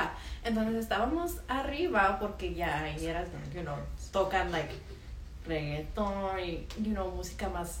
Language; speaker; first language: Spanish; early bilingual, heritage; Spanish